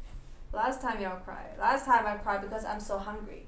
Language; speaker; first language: English; non-native, learner; Korean